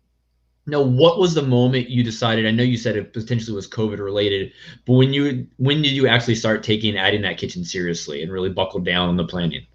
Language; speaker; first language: English; native; English